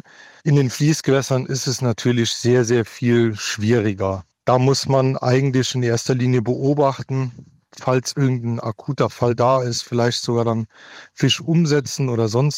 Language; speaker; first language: German; native; German